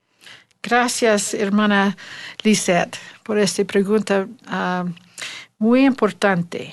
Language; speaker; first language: Spanish; non-native, learner; English